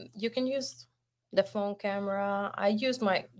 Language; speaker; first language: English; non-native, fluent; Arabic